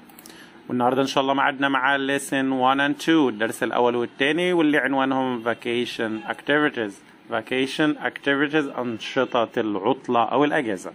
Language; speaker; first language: Arabic; native; Arabic